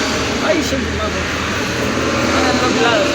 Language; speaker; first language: Arabic; non-native, learner; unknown